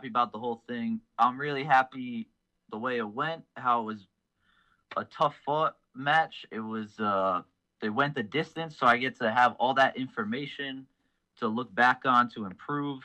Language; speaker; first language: English; native; English